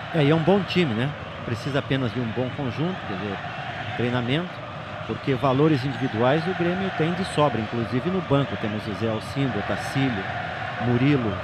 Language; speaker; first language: Portuguese; native; Portuguese